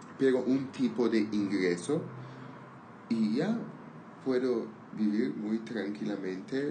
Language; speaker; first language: Spanish; non-native, learner; Armenian